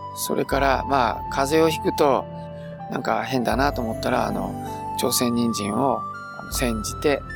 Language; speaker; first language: Japanese; native; Japanese